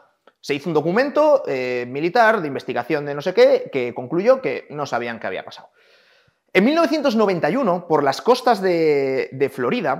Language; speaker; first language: Spanish; native; Spanish